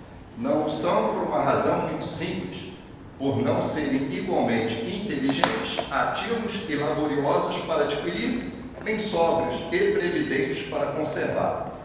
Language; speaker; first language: Portuguese; native; Portuguese